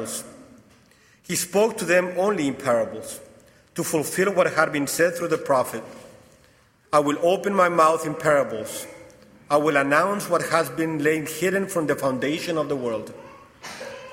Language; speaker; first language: English; non-native, fluent; Spanish